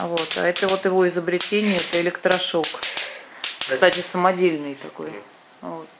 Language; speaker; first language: Russian; native; Russian